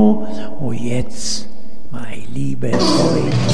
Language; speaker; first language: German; non-native, learner; Italian